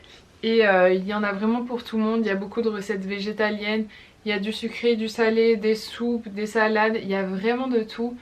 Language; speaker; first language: French; native; French